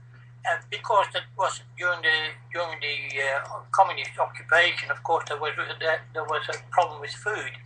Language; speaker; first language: English; non-native, fluent; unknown